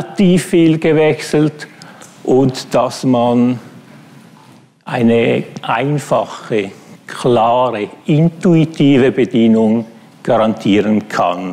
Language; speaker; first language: German; non-native, fluent; Italian